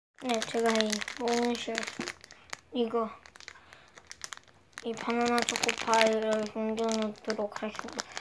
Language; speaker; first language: Korean; native; Korean